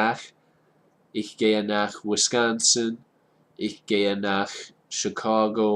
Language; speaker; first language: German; non-native, fluent; English